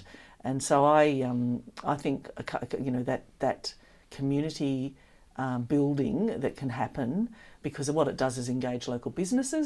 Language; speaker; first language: English; native; English